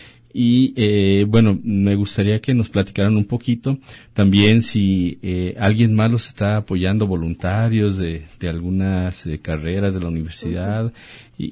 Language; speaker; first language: Spanish; native; Spanish